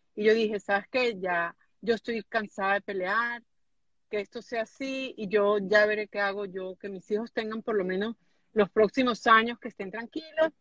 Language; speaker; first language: Spanish; native; Spanish